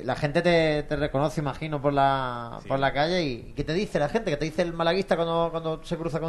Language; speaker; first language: Spanish; native; Spanish